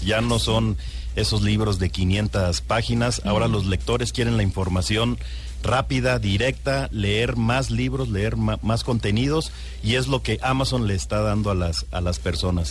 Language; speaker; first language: Spanish; native; Spanish